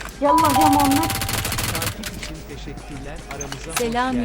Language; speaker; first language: Turkish; native; Turkish